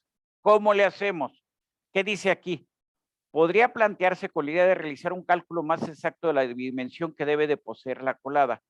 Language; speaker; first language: Spanish; native; Spanish